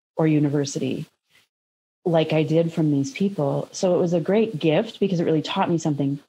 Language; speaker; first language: English; native; English